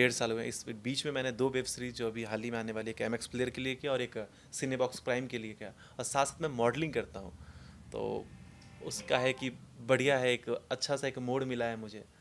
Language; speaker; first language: Hindi; non-native, local second language; Maithili